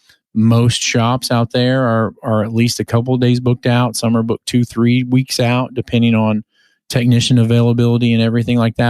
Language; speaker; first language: English; native; English